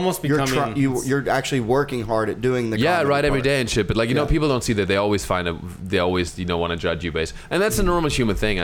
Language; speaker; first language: English; non-native, fluent; German